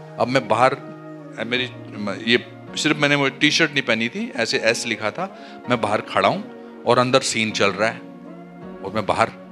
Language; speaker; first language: Hindi; native; Hindi